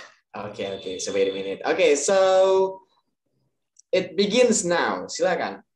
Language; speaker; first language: English; non-native, learner; Indonesian